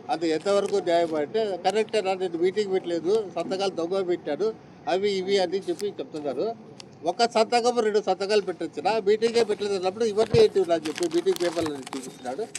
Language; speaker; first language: Telugu; native; Telugu